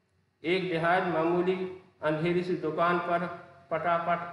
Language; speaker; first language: Hindi; native; Hindi